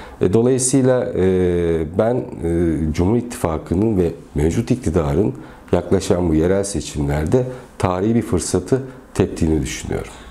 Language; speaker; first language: Turkish; native; Turkish